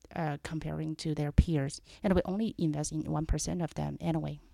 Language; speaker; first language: English; non-native, fluent; Chinese